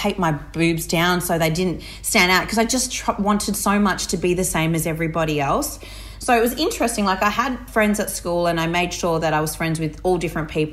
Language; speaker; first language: English; native; English